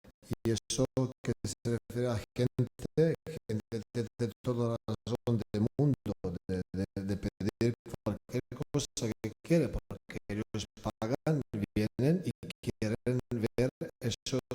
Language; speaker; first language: Spanish; non-native, fluent; Serbian